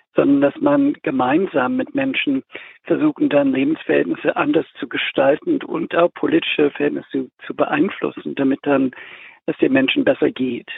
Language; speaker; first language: German; non-native, fluent; English